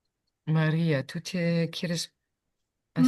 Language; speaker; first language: Spanish; non-native, fluent; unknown